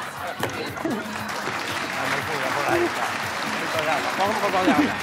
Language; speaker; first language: Spanish; native; Spanish